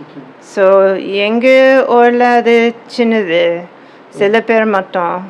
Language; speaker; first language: Tamil; non-native, learner; English